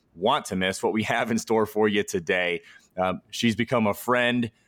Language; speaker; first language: English; native; English